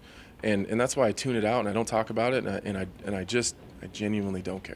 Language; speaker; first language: English; native; English